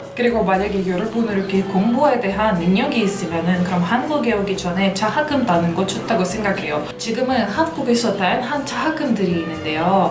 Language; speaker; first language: Korean; non-native, fluent; Russian